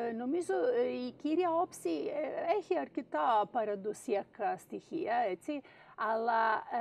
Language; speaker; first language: Greek; non-native, fluent; Serbian